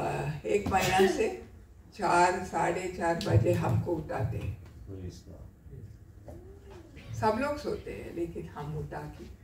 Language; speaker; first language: Hindi; non-native, local second language; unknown